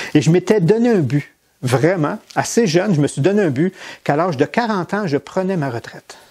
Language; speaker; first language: French; native; French